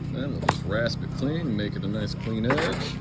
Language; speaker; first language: English; native; English